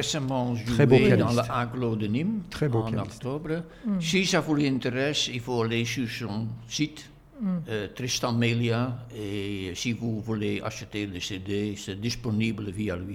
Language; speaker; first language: French; non-native, fluent; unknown